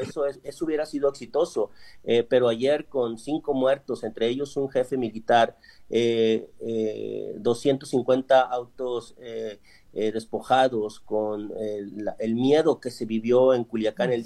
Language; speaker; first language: Spanish; native; Spanish